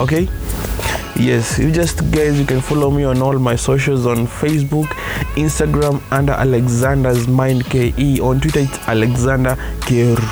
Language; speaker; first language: English; non-native, local second language; Kikuyu